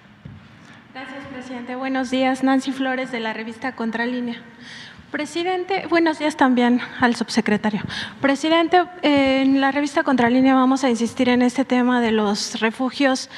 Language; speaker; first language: Spanish; native; Spanish